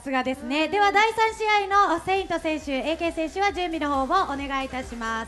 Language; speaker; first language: Japanese; native; Japanese